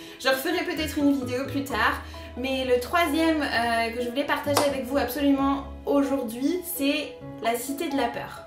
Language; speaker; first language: French; native; French